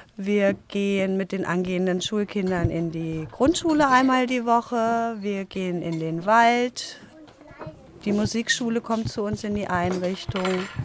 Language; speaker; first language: German; native; German